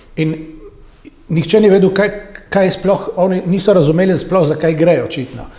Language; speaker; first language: Slovenian; native; Slovenian